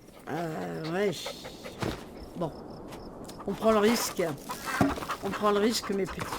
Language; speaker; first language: French; native; French